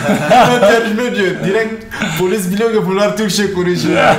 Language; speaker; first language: Turkish; non-native, fluent; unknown